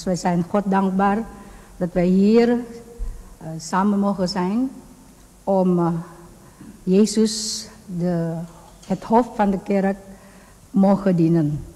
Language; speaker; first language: Dutch; non-native, fluent; Indonesian